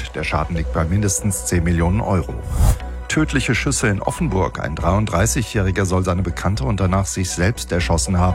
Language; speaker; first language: German; native; German